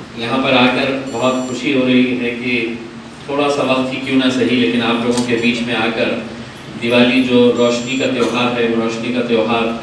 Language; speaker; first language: Hindi; non-native, local second language; Urdu